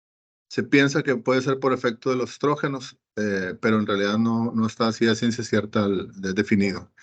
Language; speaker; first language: Spanish; native; Spanish